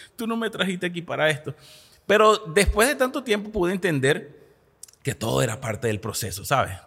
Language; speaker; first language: Spanish; native; Spanish